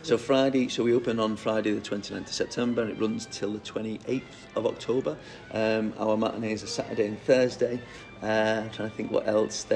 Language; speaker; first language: English; native; English